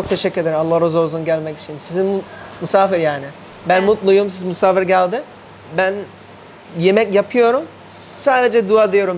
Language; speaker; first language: Turkish; non-native, learner; Thai